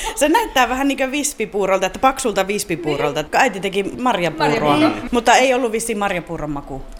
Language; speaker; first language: Finnish; native; Finnish